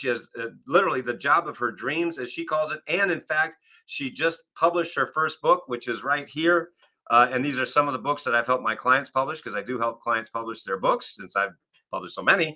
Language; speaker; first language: English; native; English